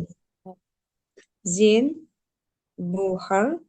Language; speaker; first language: German; non-native, learner; Indonesian